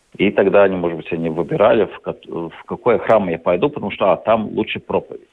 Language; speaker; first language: Russian; non-native, local second language; Latvian